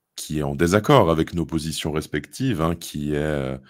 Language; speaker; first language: French; native; French